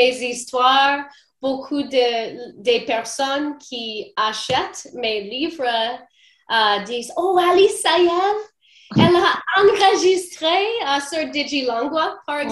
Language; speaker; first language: French; non-native, fluent; English